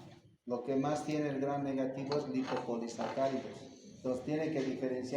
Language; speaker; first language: Spanish; native; Spanish